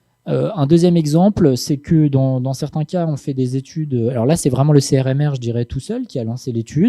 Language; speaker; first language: French; native; French